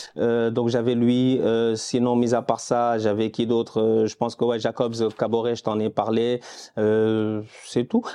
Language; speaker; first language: French; non-native, local second language; Wolof